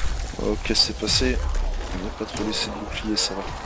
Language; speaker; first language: French; native; French